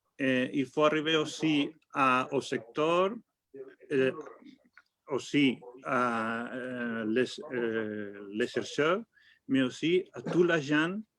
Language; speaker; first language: French; non-native, fluent; Spanish